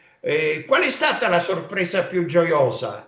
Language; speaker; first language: Italian; native; Italian